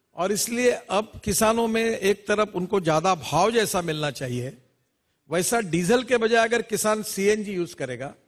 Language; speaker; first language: Hindi; non-native, local second language; Marathi